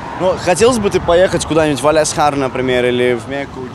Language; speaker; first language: Russian; native; Russian